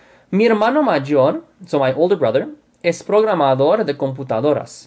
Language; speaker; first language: Spanish; non-native, fluent; English